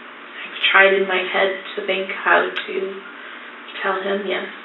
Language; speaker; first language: English; native; English